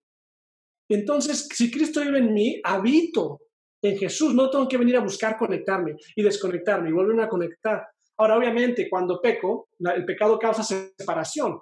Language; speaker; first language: Spanish; native; Spanish